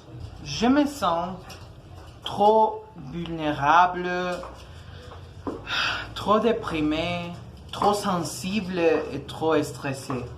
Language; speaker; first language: French; non-native, learner; Spanish